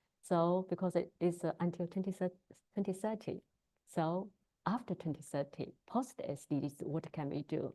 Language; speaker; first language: English; non-native, learner; Chinese